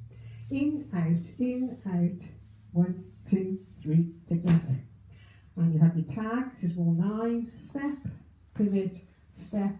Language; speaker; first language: English; native; English